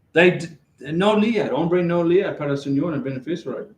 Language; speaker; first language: Spanish; non-native, learner; English